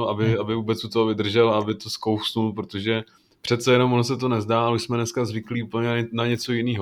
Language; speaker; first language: Czech; native; Czech